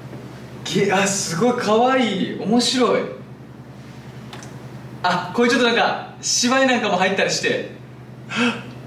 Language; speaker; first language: Japanese; native; Japanese